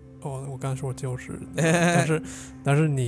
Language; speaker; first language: Chinese; non-native, fluent; English